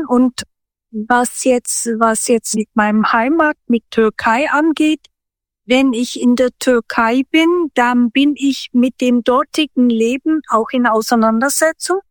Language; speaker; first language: German; non-native, fluent; Turkish